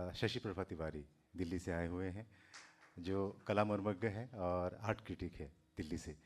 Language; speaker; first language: Hindi; non-native, local second language; Assamese